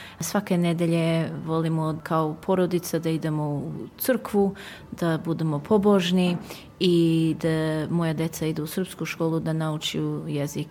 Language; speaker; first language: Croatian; early bilingual, heritage; Serbian